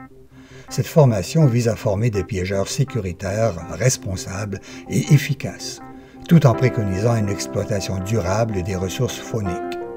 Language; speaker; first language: French; native; French